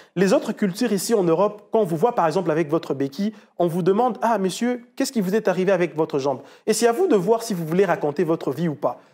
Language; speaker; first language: French; non-native, local second language; Lingala